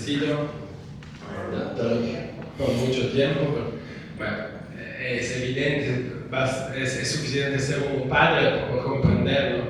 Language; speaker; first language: Spanish; non-native, fluent; Italian